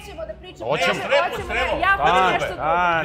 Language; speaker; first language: Serbian; native; Serbian